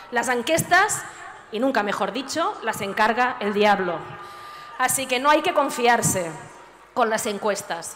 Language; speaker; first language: Spanish; non-native, local second language; Catalan